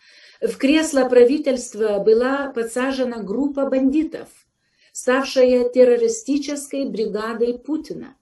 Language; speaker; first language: Russian; non-native, fluent; Lithuanian